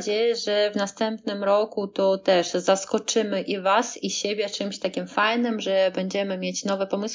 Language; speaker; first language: Polish; non-native, fluent; Russian